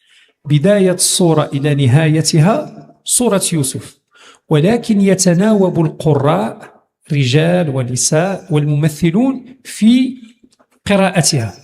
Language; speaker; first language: Arabic; native; Arabic